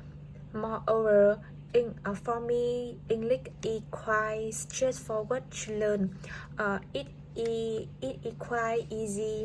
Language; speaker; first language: English; non-native, learner; Vietnamese